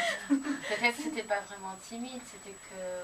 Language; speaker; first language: French; non-native, fluent; Portuguese